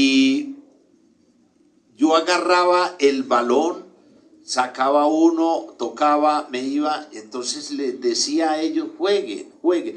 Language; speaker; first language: Spanish; native; Spanish